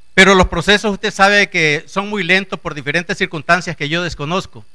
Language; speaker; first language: Spanish; native; Spanish